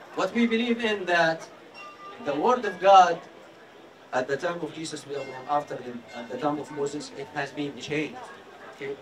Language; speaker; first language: English; non-native, fluent; Arabic